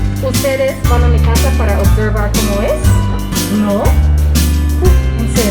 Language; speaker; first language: Spanish; non-native, learner; English